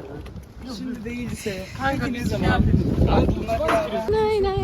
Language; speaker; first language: Turkish; native; Turkish